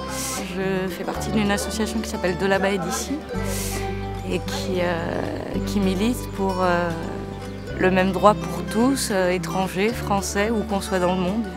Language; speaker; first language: French; native; French